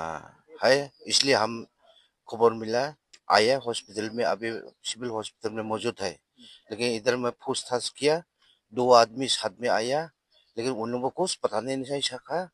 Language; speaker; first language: Hindi; non-native, local second language; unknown